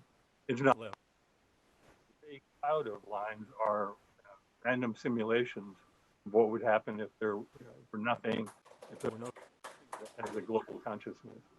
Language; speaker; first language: English; native; English